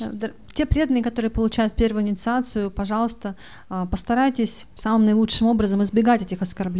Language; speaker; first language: Russian; native; Russian